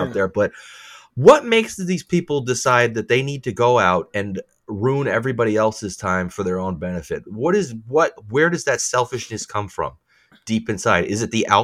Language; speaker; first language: English; native; English